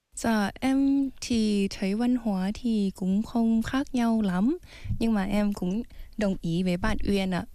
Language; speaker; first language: Vietnamese; early bilingual, heritage; Vietnamese